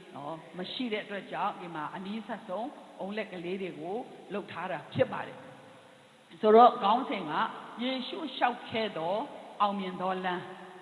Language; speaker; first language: Burmese; non-native, local second language; Tedim Chin